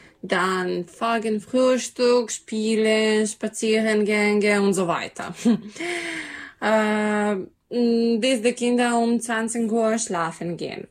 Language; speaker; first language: German; non-native, learner; Serbian